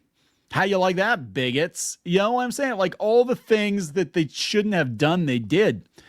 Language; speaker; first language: English; native; English